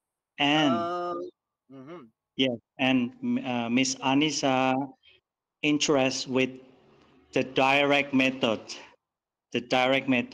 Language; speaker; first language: English; non-native, learner; Indonesian